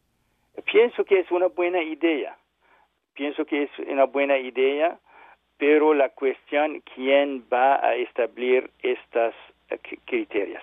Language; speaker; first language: Spanish; non-native, learner; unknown